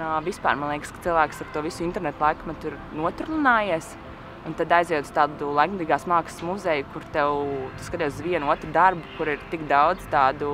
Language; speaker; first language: Latvian; native; Latvian